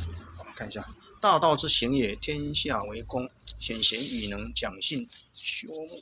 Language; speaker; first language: Chinese; native; Chinese